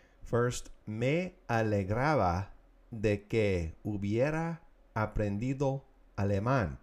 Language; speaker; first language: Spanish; non-native, fluent; English